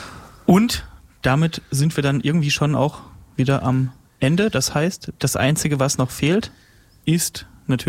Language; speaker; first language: German; native; German